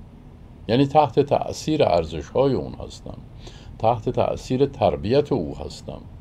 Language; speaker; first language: Persian; native; Persian